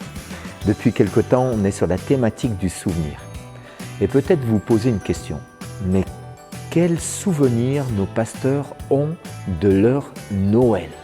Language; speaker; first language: French; native; French